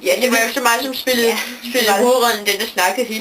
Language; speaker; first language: Danish; native; Danish